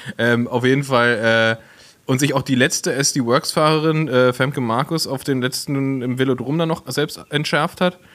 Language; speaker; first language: German; native; German